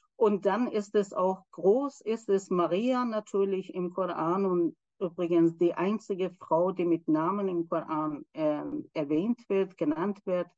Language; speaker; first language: German; non-native, fluent; Persian